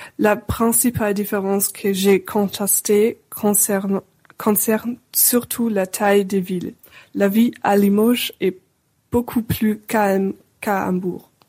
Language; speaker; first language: French; non-native, fluent; German